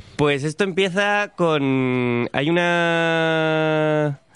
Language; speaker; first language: Spanish; native; Spanish